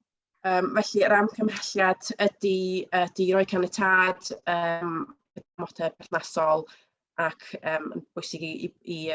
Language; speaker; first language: Welsh; native; Welsh